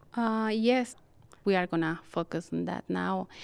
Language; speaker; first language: English; non-native, fluent; Spanish